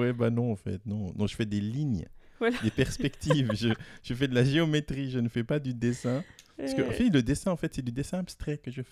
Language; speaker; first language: French; native; French